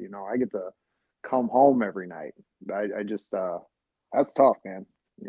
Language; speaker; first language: English; native; English